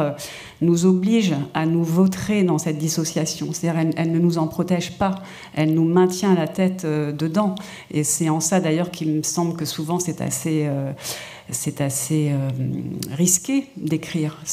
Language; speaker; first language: French; native; French